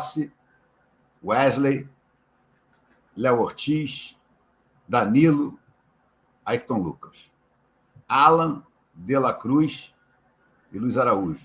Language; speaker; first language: Portuguese; native; Portuguese